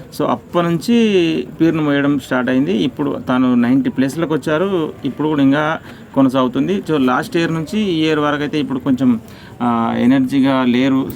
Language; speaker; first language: Telugu; native; Telugu